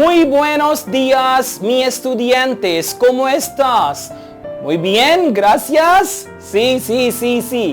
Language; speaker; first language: Spanish; non-native, learner; Urdu